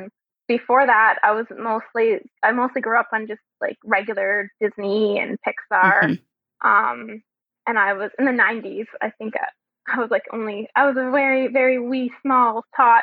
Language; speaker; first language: English; native; English